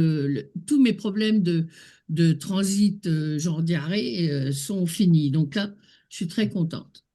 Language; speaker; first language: French; native; French